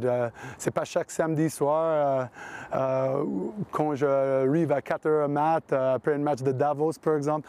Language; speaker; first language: French; non-native, learner; English